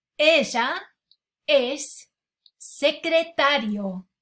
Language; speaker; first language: Spanish; non-native, fluent; English